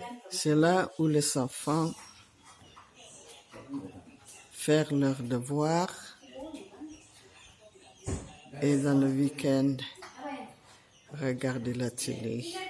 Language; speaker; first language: French; non-native, fluent; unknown